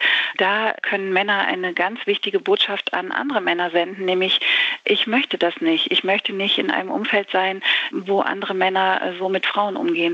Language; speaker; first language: German; native; German